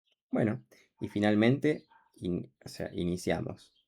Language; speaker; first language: Spanish; native; Spanish